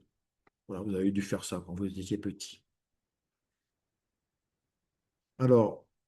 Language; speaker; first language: French; native; French